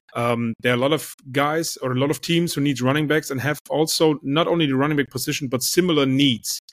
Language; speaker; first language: English; non-native, fluent; German